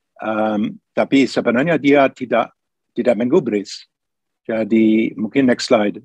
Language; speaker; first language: Indonesian; non-native, fluent; English